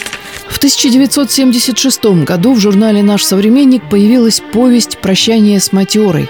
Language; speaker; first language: Russian; native; Russian